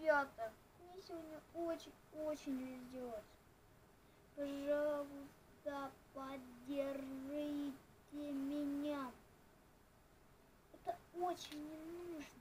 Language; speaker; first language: Russian; non-native, local second language; Ukrainian